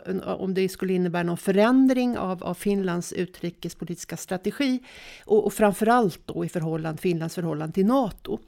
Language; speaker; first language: Swedish; native; Swedish